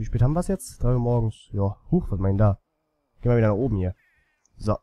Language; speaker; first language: German; native; German